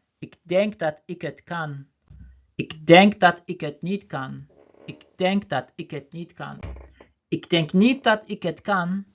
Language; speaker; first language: Dutch; non-native, learner; Turkish